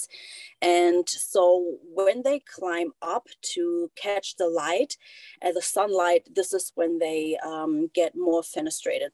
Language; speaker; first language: English; non-native, fluent; German